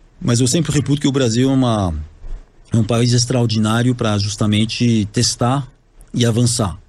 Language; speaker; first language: Portuguese; non-native, fluent; French